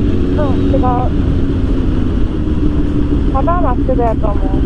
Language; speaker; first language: Japanese; native; Japanese